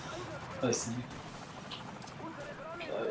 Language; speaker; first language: German; native; German